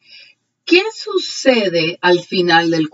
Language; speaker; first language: Spanish; early bilingual, heritage; Spanish